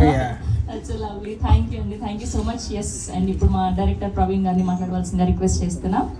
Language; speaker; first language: Telugu; native; Telugu